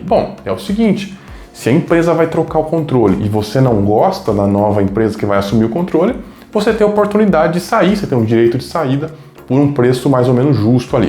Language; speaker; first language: Portuguese; native; Portuguese